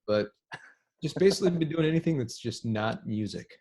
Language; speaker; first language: English; native; English